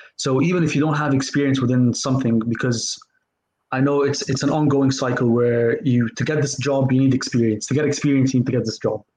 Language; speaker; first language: English; non-native, fluent; Arabic